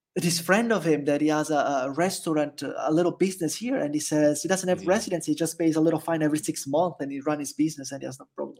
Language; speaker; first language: English; non-native, fluent; Italian